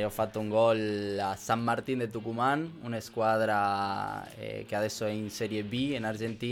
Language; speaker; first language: Italian; non-native, learner; Spanish